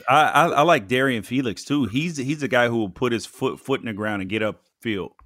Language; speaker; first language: English; native; English